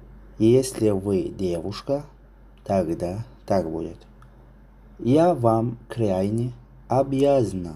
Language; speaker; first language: Russian; non-native, local second language; Tajik